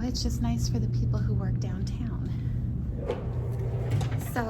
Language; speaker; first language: English; native; English